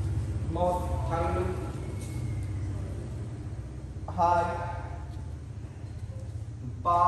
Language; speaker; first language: Vietnamese; non-native, learner; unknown